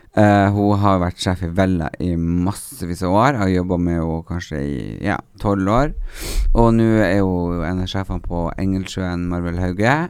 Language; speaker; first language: Norwegian; native; Norwegian